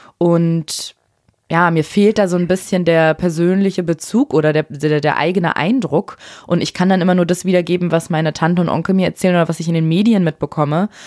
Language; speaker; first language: German; native; German